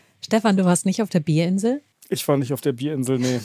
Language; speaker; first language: German; native; German